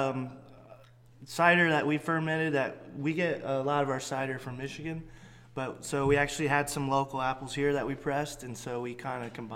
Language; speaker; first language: English; native; English